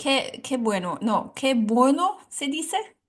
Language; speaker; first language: Italian; non-native, learner; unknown